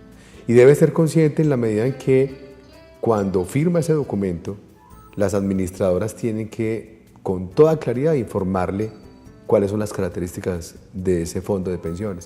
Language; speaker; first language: Spanish; native; Spanish